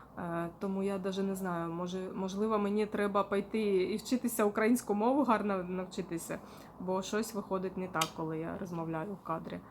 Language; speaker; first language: Ukrainian; non-native, local second language; Russian